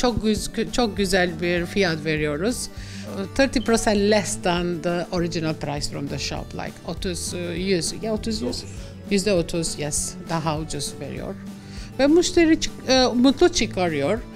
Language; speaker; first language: Turkish; non-native, learner; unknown